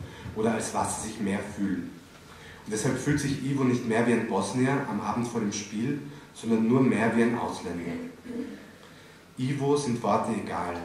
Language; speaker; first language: German; native; German